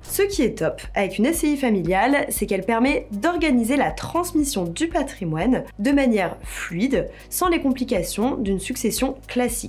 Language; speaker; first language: French; native; French